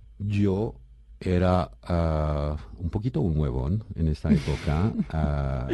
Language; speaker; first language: Spanish; non-native, fluent; French